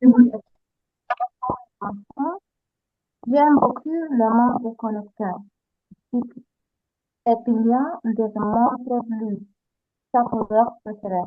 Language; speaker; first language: French; non-native, learner; Spanish